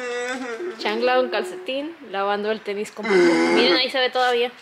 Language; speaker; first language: Spanish; native; Spanish